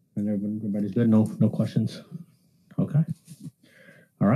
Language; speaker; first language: English; native; English